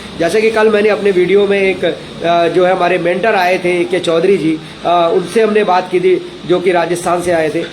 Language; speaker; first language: Hindi; native; Hindi